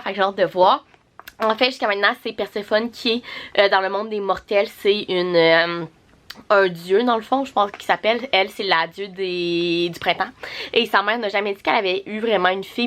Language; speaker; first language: French; native; French